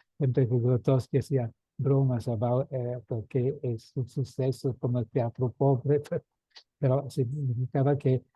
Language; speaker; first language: Spanish; non-native, fluent; Italian